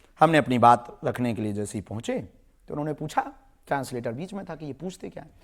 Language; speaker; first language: Hindi; native; Hindi